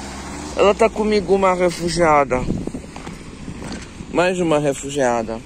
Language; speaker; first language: Portuguese; non-native, local second language; Kabuverdianu